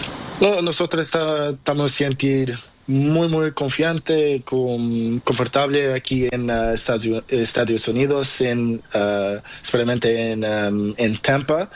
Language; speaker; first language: Spanish; non-native, learner; Portuguese